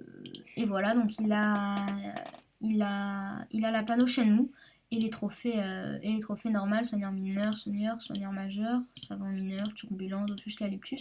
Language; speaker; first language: French; native; French